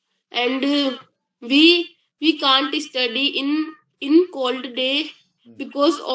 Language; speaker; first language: English; non-native, learner; Hindi